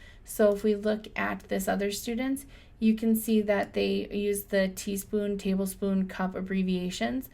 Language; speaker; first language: English; native; English